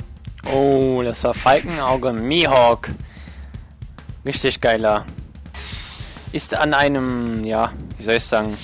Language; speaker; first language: German; native; German